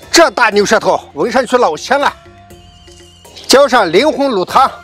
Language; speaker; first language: Chinese; native; Chinese